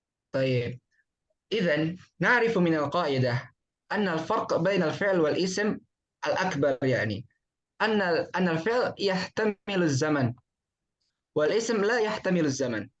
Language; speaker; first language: Arabic; non-native, fluent; Indonesian